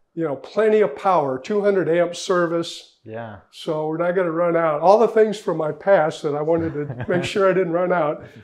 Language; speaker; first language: English; native; English